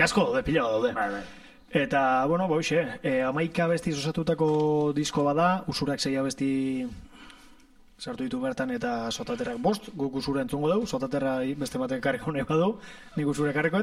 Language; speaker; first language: Basque; native; Basque